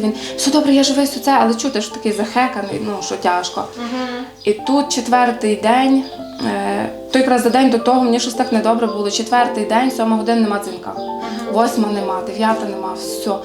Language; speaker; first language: Ukrainian; native; Ukrainian